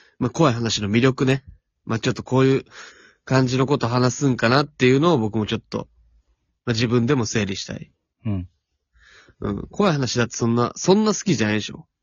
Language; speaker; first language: Japanese; native; Japanese